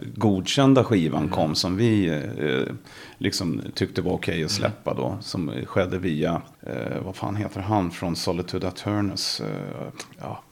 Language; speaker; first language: Swedish; native; Swedish